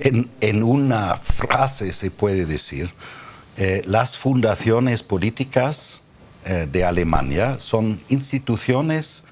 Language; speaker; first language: Spanish; non-native, fluent; German